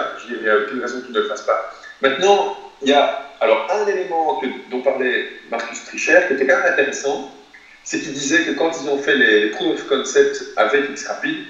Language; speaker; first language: French; native; French